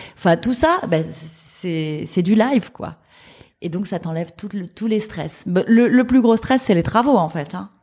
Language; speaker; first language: French; native; French